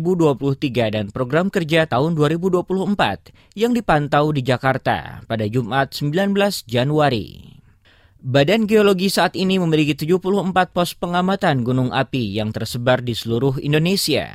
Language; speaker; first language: Indonesian; native; Indonesian